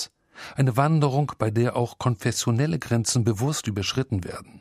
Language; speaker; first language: German; native; German